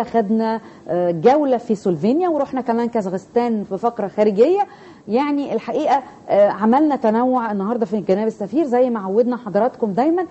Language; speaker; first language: Arabic; native; Arabic